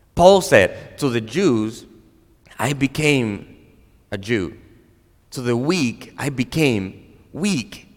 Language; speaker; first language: English; non-native, fluent; Spanish